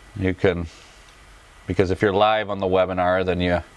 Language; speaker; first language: English; native; English